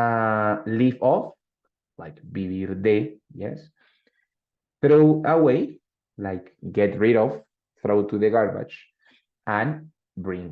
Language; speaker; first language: English; non-native, fluent; Spanish